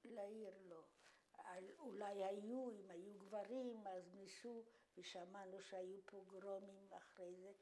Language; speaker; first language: Hebrew; non-native, fluent; Polish